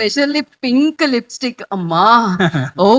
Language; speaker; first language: Telugu; native; Telugu